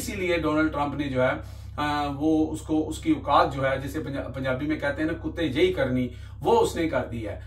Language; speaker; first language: Urdu; non-native, local second language; Punjabi